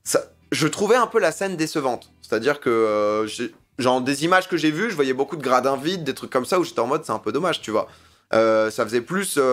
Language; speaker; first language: French; native; French